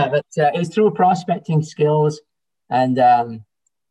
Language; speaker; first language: English; native; English